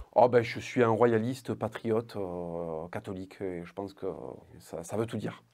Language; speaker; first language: French; native; French